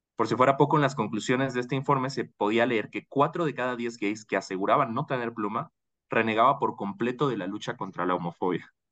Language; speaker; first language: Spanish; native; Spanish